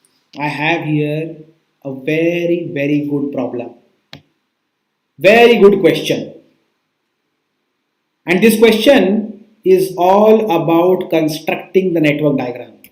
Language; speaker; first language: English; non-native, local second language; Hindi